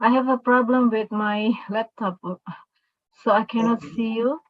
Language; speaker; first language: English; non-native, local second language; Indonesian